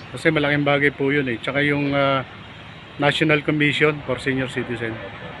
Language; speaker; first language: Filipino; native; Filipino